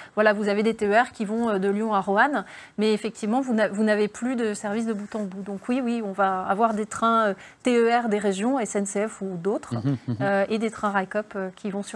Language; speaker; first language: French; native; French